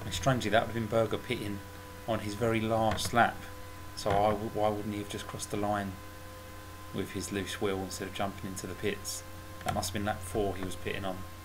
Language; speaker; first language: English; native; English